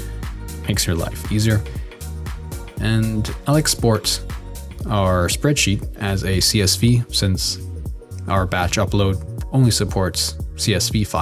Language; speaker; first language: English; native; English